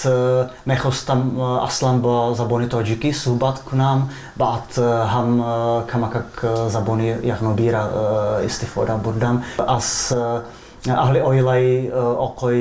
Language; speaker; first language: Persian; non-native, fluent; Czech